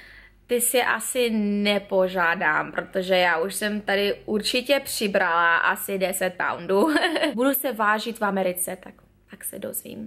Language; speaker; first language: Czech; early bilingual, heritage; Czech